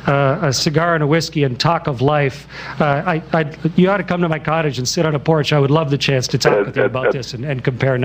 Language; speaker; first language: English; native; English